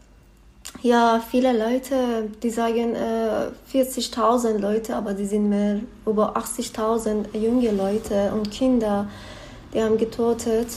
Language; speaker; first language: German; non-native, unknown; Persian